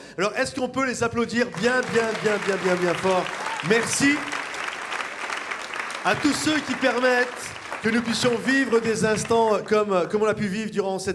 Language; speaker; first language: French; native; French